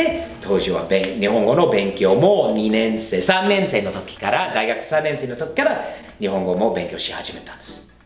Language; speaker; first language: Japanese; non-native, fluent; English